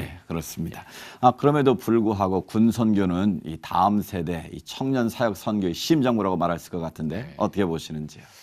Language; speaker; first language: Korean; native; Korean